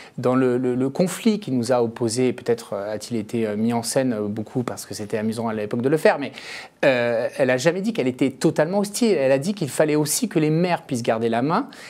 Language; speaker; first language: French; native; French